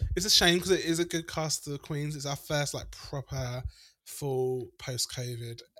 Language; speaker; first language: English; native; English